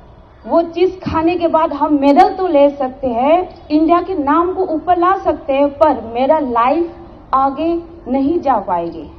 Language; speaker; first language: Hindi; non-native, local second language; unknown